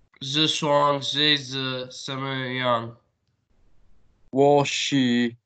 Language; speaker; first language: Chinese; non-native, learner; English